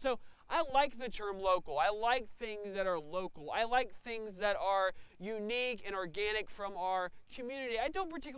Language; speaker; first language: English; native; English